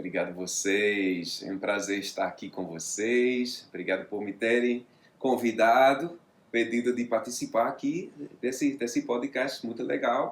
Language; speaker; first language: Portuguese; non-native, fluent; English